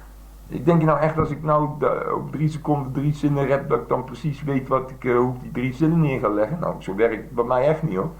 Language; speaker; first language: Dutch; native; Dutch